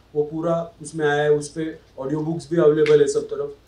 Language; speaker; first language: Hindi; non-native, local second language; Marathi